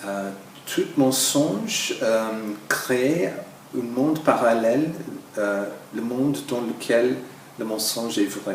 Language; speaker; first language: French; non-native, fluent; English